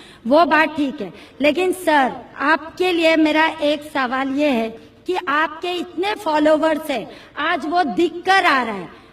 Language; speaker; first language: Hindi; non-native, local second language; Marathi